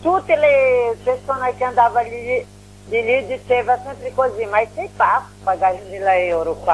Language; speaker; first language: Italian; non-native, learner; Portuguese